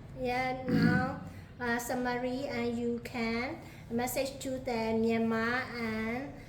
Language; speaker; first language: English; non-native, learner; Burmese